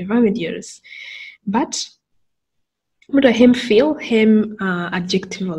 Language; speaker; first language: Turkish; non-native, learner; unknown